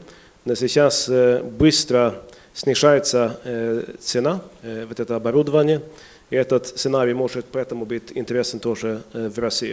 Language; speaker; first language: Russian; non-native, fluent; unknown